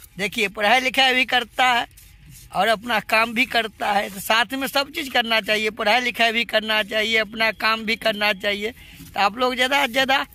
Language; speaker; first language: Hindi; native; Hindi